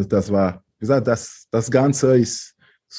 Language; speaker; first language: German; non-native, fluent; French